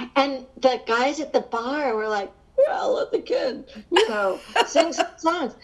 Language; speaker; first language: English; early bilingual, other home language; Hungarian